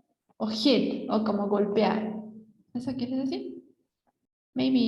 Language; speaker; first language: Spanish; native; Spanish